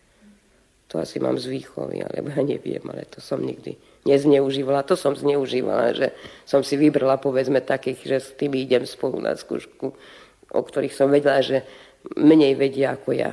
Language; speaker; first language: Slovak; early bilingual, heritage; Slovak